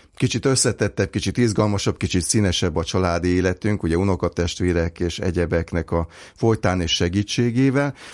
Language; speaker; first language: Hungarian; native; Hungarian